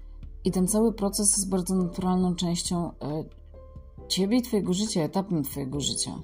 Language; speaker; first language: Polish; native; Polish